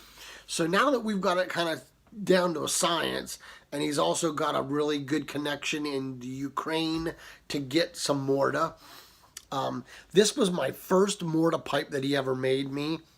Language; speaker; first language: English; native; English